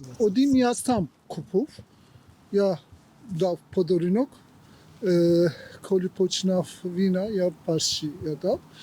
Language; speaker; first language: Ukrainian; non-native, learner; Turkish